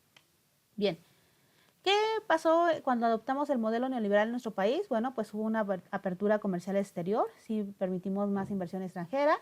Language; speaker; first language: Spanish; native; Spanish